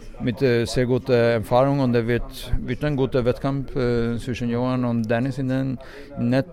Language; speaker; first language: German; non-native, fluent; Swedish